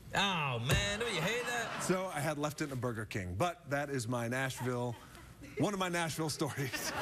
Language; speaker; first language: English; native; English